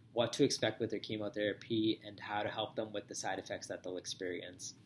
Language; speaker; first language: English; native; English